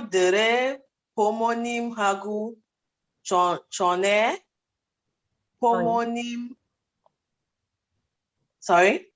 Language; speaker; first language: Korean; non-native, learner; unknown